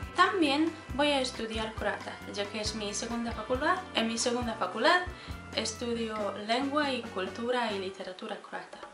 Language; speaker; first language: Spanish; non-native, fluent; Polish